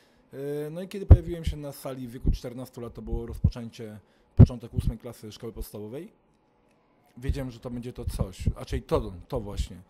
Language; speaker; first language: Polish; native; Polish